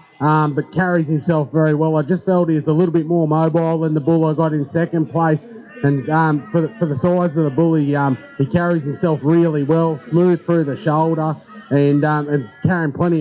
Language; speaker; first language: English; native; English